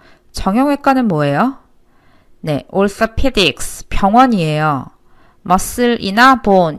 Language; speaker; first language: Korean; native; Korean